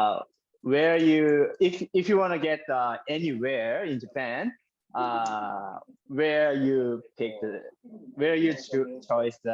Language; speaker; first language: English; non-native, learner; Japanese